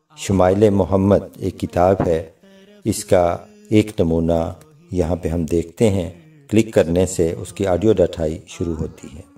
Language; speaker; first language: Urdu; native; Urdu